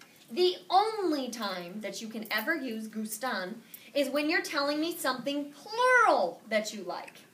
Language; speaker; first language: English; native; English